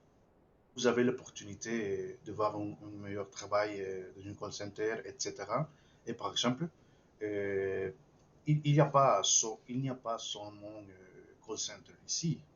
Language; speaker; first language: French; non-native, fluent; Spanish